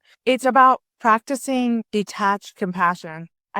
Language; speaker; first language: English; early bilingual, other home language; Persian